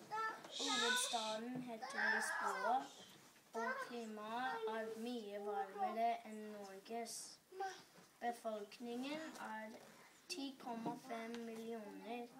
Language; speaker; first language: Norwegian; early bilingual, other home language; English